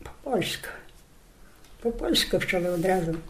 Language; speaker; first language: Polish; non-native, local second language; Rusyn